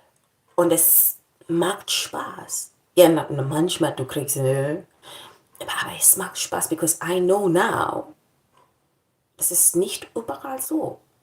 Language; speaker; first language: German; non-native, learner; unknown